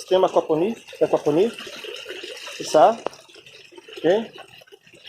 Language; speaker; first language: French; non-native, fluent; Portuguese